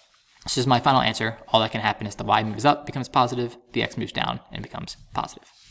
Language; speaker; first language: English; native; English